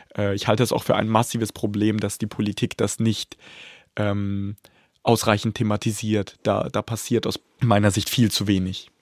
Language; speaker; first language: German; native; German